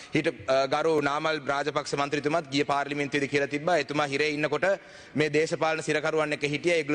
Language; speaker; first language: Sinhala; non-native, local second language; Tamil